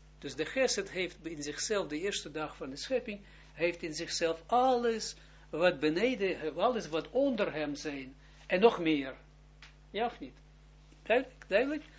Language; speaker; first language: Dutch; non-native, fluent; Hebrew